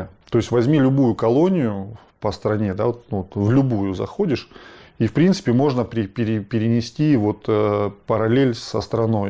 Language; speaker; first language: Russian; native; Russian